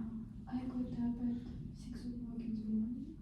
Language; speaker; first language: English; non-native, learner; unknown